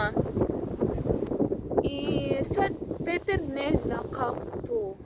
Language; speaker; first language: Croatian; non-native, learner; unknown